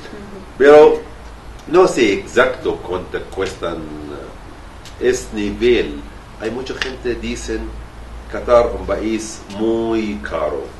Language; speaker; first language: Spanish; non-native, learner; Arabic